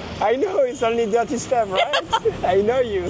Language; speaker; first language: English; non-native, fluent; French